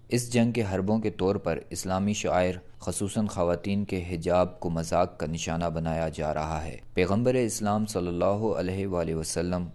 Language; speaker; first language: Urdu; native; Urdu